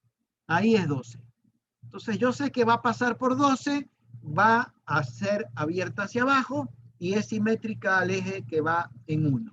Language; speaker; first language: Spanish; native; Spanish